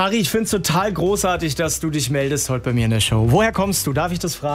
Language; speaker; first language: German; native; German